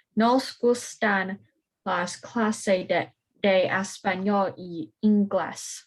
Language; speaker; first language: Spanish; non-native, learner; English